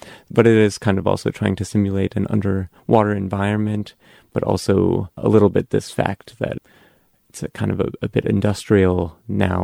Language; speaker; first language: English; native; English